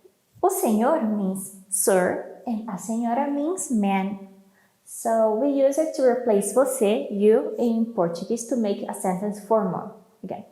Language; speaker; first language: English; non-native, fluent; Portuguese